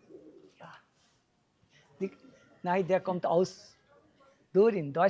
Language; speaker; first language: German; non-native, learner; Bangla